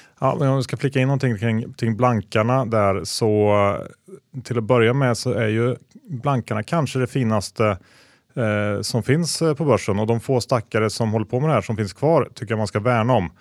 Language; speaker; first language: Swedish; native; Swedish